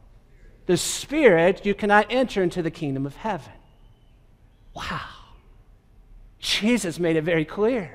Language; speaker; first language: English; native; English